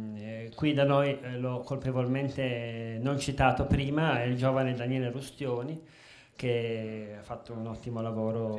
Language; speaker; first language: Italian; native; Italian